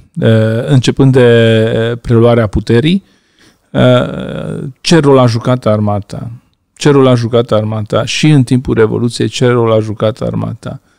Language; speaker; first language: Romanian; non-native, local second language; Hungarian